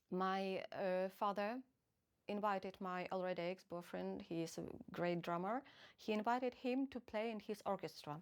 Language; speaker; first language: English; non-native, fluent; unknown